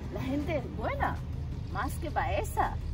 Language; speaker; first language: Spanish; non-native, learner; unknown